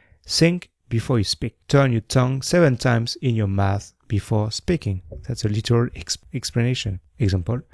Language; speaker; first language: English; non-native, fluent; French